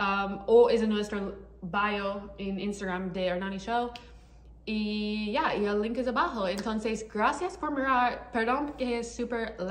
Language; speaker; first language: Spanish; non-native, learner; English